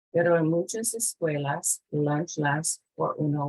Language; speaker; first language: Spanish; non-native, fluent; English